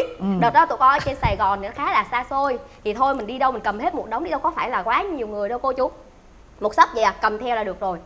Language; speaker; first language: Vietnamese; native; Vietnamese